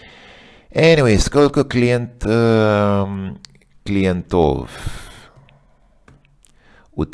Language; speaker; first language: Russian; non-native, learner; English